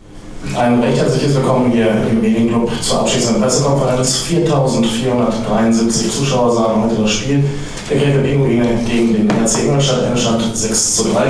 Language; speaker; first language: German; native; German